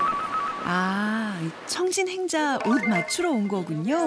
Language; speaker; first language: Korean; native; Korean